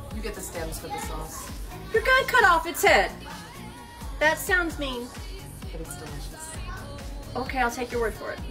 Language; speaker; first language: English; native; English